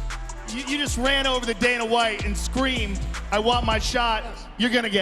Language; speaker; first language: English; native; English